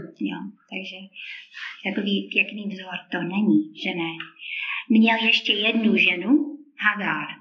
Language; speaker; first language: Czech; non-native, fluent; English